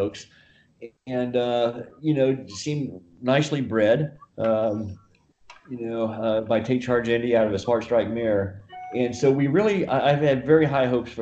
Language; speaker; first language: English; native; English